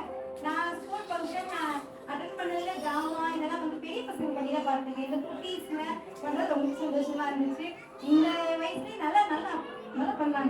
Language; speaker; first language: Tamil; native; Tamil